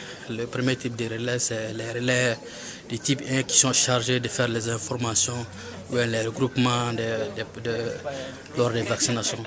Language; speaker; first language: French; non-native, local second language; Bambara